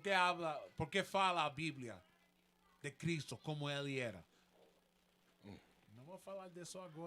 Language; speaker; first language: Portuguese; non-native, learner; Spanish